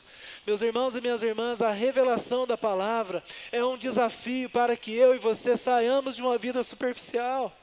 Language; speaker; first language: Portuguese; native; Portuguese